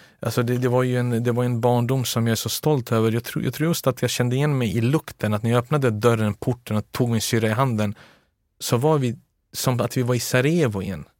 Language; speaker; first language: Swedish; early bilingual, other home language; Serbian